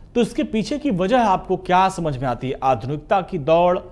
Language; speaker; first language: Hindi; native; Hindi